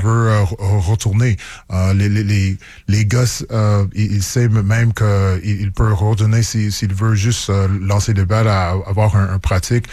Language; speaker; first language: French; non-native, local second language; English